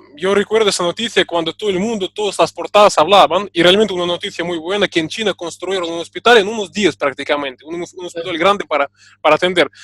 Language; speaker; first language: Spanish; non-native, fluent; Russian